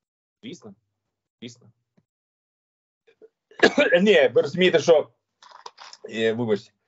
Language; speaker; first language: Ukrainian; non-native, learner; Swedish